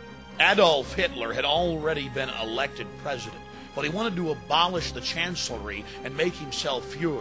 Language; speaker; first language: English; native; English